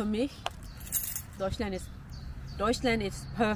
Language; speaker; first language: German; non-native, learner; Thai